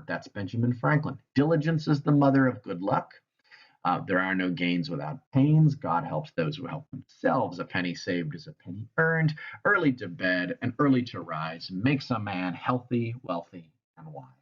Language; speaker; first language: English; native; English